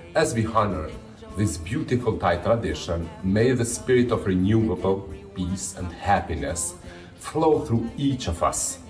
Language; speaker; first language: English; non-native, fluent; Albanian